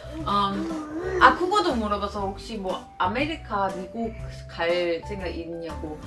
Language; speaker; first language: Korean; non-native, fluent; German